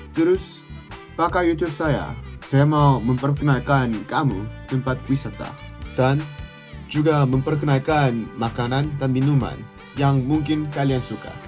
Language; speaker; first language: Indonesian; non-native, learner; Korean